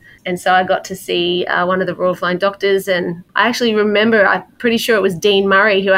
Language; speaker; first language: English; native; English